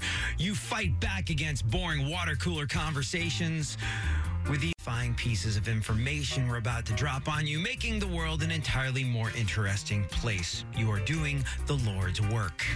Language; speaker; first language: English; native; English